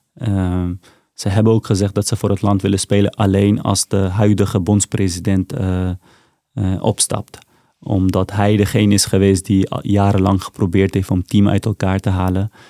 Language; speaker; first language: Dutch; early bilingual, other home language; Persian